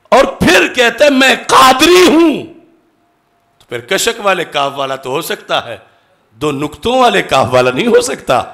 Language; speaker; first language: Urdu; native; Urdu